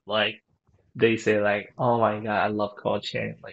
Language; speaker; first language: English; non-native, fluent; Korean